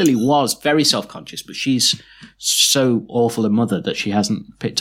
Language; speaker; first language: English; native; English